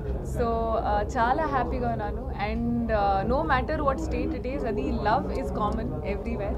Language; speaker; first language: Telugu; non-native, learner; Hindi